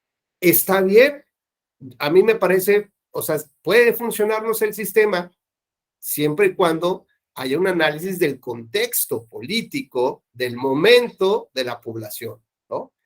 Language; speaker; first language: Spanish; native; Spanish